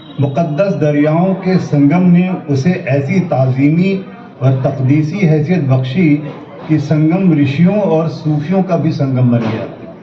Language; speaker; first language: Urdu; native; Urdu